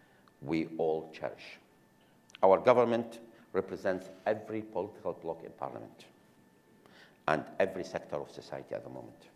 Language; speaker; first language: English; non-native, fluent; Arabic